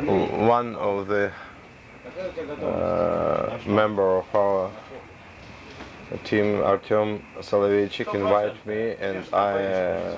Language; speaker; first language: English; non-native, learner; Russian